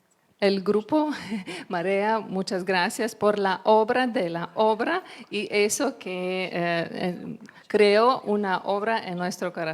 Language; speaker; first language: Spanish; non-native, learner; Lithuanian